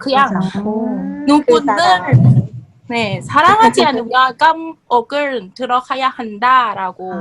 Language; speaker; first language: Korean; non-native, learner; Thai